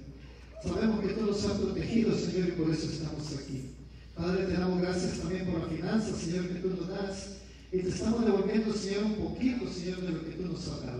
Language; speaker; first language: Spanish; native; Spanish